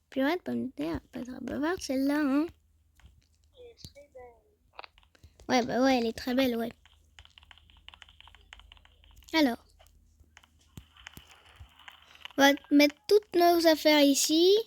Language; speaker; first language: French; native; French